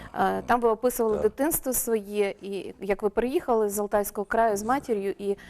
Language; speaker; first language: Ukrainian; native; Ukrainian